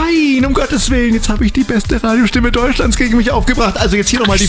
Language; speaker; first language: German; native; German